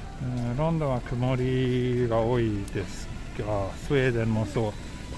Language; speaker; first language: Japanese; non-native, fluent; Swedish